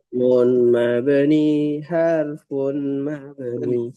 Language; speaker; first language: Arabic; non-native, learner; Indonesian